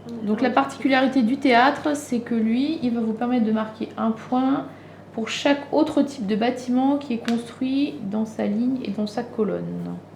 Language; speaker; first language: French; native; French